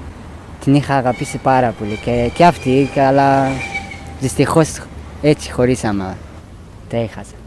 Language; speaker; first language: Greek; non-native, learner; Persian